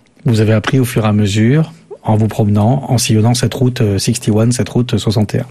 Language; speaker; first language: French; native; French